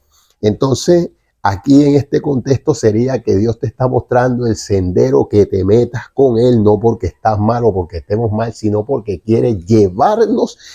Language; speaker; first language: Spanish; native; Spanish